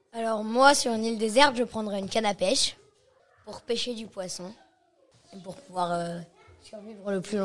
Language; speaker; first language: French; native; French